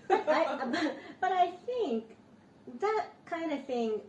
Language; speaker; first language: English; non-native, learner; Japanese